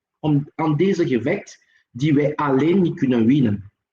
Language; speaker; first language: Dutch; non-native, local second language; French